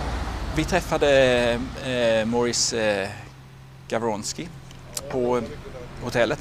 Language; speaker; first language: Swedish; native; Swedish